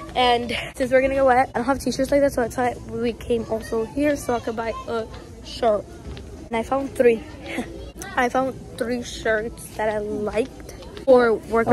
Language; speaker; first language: English; early bilingual, other home language; Spanish